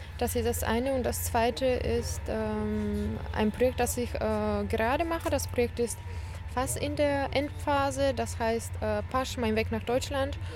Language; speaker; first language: German; non-native, fluent; Bulgarian